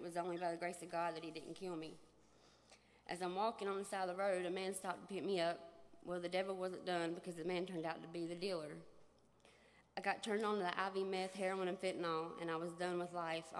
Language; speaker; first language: English; native; English